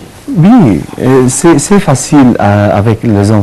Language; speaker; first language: French; non-native, learner; Arabic